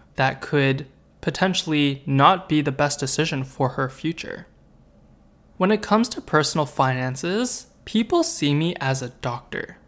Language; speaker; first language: English; native; English